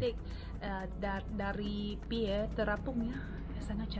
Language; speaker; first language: Indonesian; non-native, fluent; Vietnamese